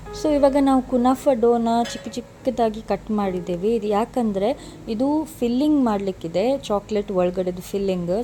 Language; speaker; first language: Kannada; non-native, local second language; Konkani